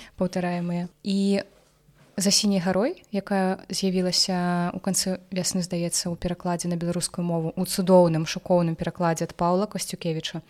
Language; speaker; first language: Belarusian; non-native, local second language; Russian